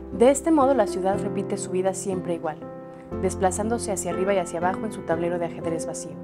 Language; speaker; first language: Spanish; native; Spanish